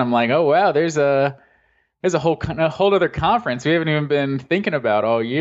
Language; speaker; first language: English; native; English